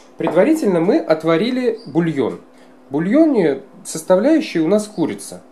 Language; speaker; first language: Russian; non-native, local second language; Kara-Kalpak